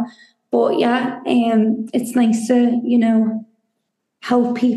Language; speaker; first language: English; native; English